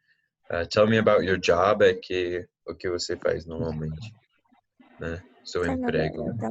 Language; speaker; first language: Portuguese; non-native, fluent; English